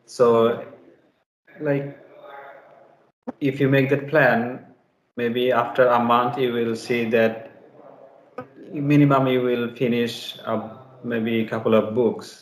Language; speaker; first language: English; non-native, learner; Bangla